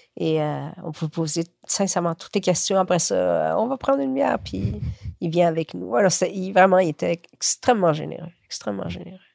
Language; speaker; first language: French; early bilingual, other home language; Spanish